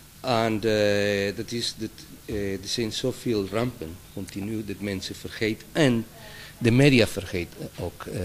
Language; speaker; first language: Dutch; non-native, fluent; Spanish